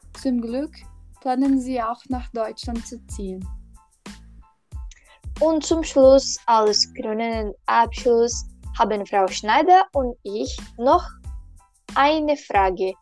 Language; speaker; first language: German; non-native, learner; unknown